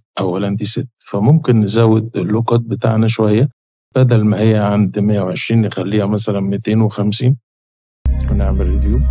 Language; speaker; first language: Arabic; native; Arabic